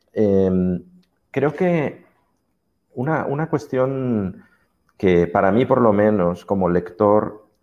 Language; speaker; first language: Spanish; native; Spanish